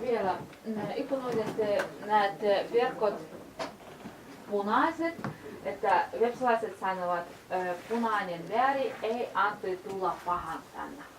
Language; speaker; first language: Finnish; non-native, learner; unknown